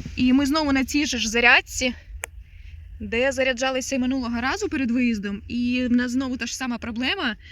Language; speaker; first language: Ukrainian; non-native, local second language; Russian